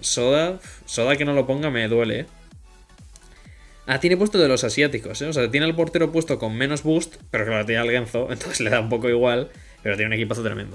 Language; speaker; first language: Spanish; native; Spanish